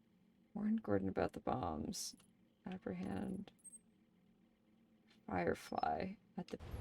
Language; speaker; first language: English; native; English